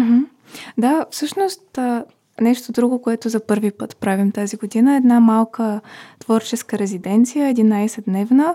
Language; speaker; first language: Bulgarian; native; Bulgarian